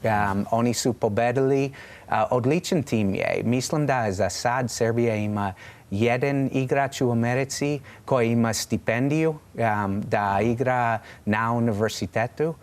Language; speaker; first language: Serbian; non-native, learner; English